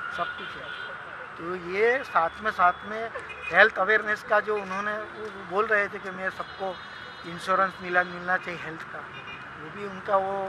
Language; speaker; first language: Hindi; non-native, local second language; Gujarati